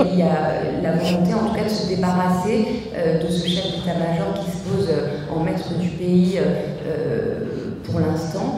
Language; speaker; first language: French; native; French